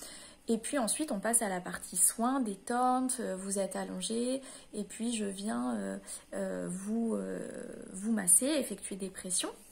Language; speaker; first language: French; native; French